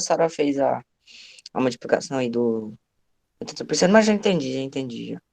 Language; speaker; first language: Portuguese; native; Portuguese